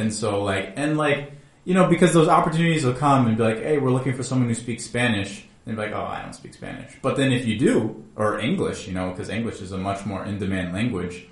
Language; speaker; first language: English; native; English